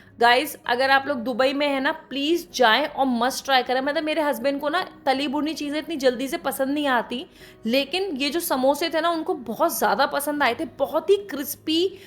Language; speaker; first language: Hindi; native; Hindi